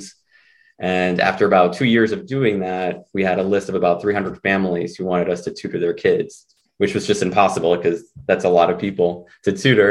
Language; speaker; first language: English; early bilingual, other home language; Spanish